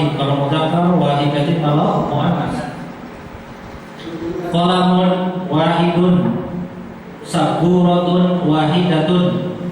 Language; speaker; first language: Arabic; non-native, fluent; Indonesian